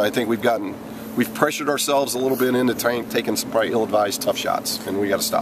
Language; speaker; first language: English; native; English